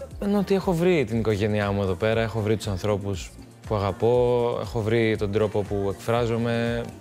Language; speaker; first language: Greek; early bilingual, other home language; Albanian